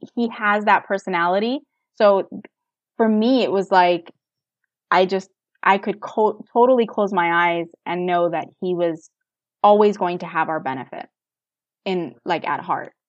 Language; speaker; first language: English; native; English